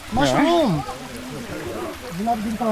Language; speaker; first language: English; non-native, learner; Chinese